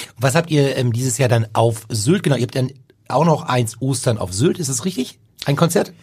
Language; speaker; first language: German; native; German